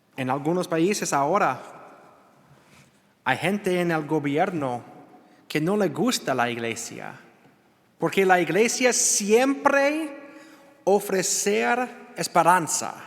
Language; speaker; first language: Spanish; non-native, learner; English